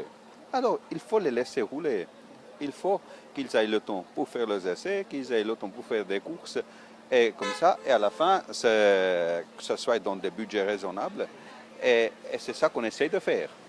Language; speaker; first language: French; non-native, fluent; Italian